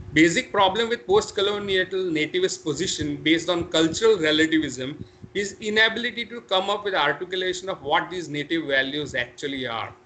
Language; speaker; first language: English; non-native, local second language; Marathi